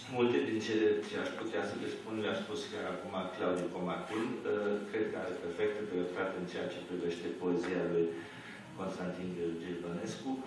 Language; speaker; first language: Romanian; non-native, local second language; German